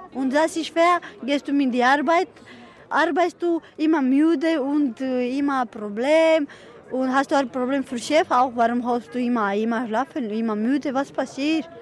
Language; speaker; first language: German; non-native, learner; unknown